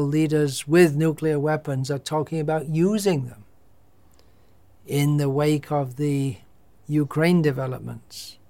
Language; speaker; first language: English; native; English